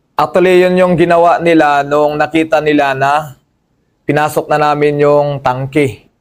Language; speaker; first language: Filipino; non-native, local second language; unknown